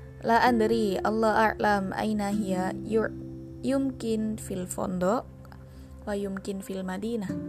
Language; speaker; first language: Arabic; non-native, learner; Indonesian